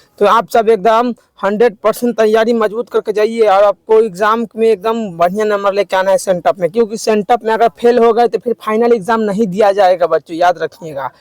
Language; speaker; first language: Hindi; native; Hindi